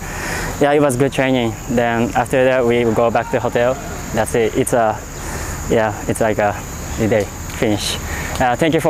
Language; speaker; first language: English; non-native, learner; Japanese